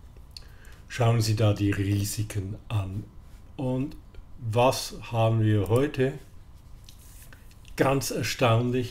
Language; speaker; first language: German; native; German